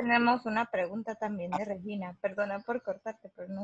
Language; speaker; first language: Spanish; native; Spanish